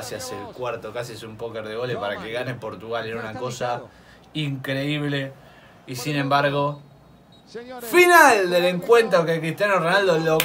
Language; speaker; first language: Spanish; native; Spanish